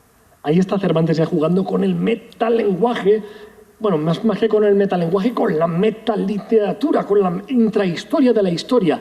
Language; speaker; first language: Spanish; native; Spanish